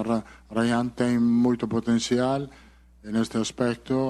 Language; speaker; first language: Portuguese; non-native, learner; Italian